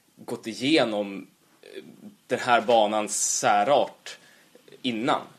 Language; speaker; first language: Swedish; native; Swedish